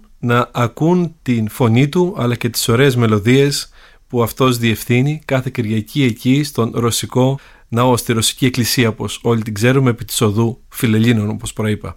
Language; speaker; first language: Greek; native; Greek